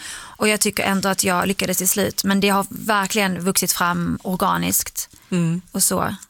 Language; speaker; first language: Swedish; early bilingual, other home language; Arabic